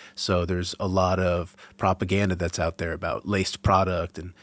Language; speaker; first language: English; native; English